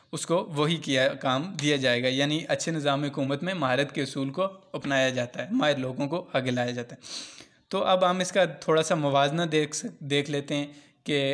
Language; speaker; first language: Urdu; non-native, local second language; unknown